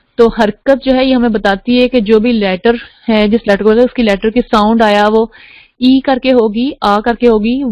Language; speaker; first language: Urdu; native; Urdu